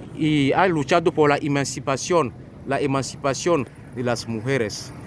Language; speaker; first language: Spanish; non-native, fluent; French